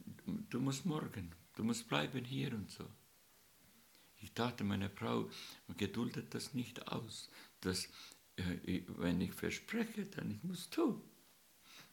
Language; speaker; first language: German; non-native, learner; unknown